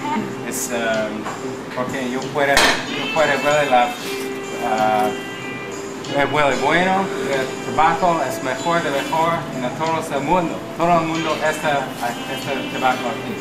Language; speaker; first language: Spanish; non-native, learner; English